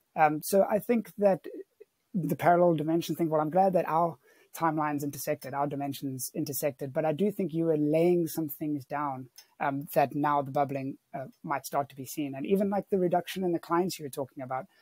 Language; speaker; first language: English; native; English